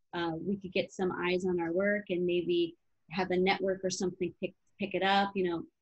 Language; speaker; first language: English; native; English